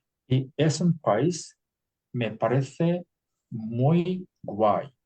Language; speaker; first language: Spanish; non-native, learner; English